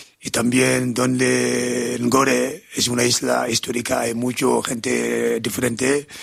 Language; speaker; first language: Spanish; non-native, fluent; Wolof